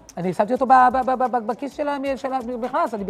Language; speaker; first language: Hebrew; native; Hebrew